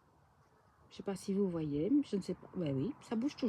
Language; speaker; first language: French; native; French